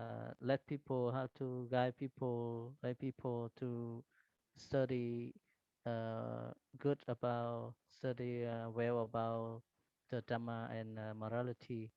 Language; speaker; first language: English; non-native, learner; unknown